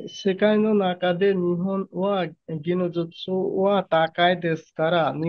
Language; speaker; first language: Japanese; non-native, learner; Bangla